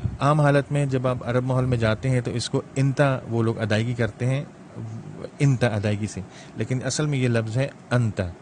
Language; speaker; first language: Urdu; native; Urdu